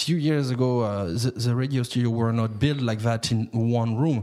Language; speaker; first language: English; non-native, fluent; French